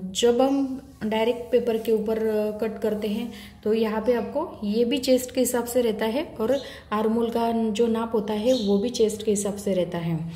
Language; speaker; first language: Hindi; non-native, local second language; Marathi